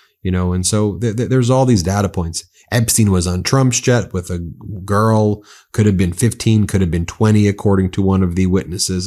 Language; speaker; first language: English; native; English